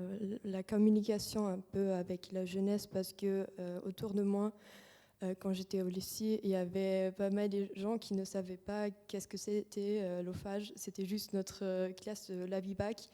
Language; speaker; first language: French; non-native, fluent; German